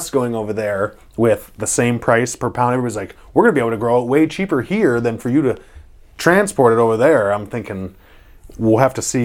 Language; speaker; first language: English; native; English